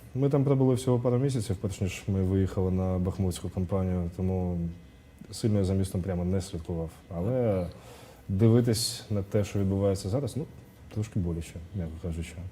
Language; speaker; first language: Ukrainian; non-native, local second language; Russian